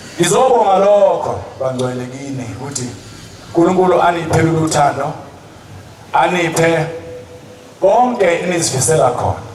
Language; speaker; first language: Zulu; native; Zulu